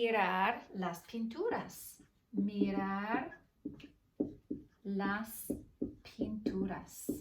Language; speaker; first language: Spanish; non-native, fluent; English